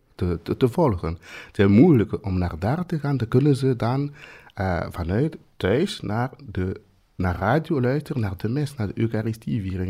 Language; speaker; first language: Dutch; non-native, fluent; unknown